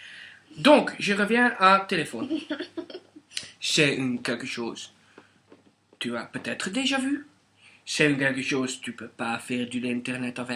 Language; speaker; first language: French; non-native, local second language; Dutch